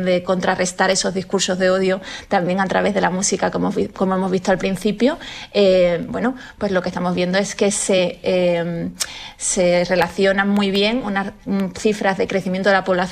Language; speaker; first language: Spanish; native; Spanish